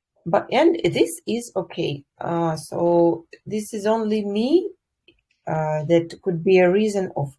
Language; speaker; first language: English; non-native, fluent; Russian